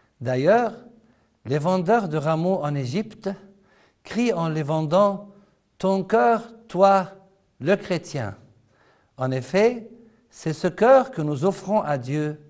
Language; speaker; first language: French; non-native, fluent; Arabic